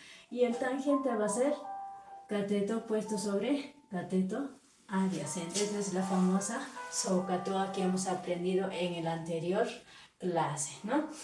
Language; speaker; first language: Spanish; native; Spanish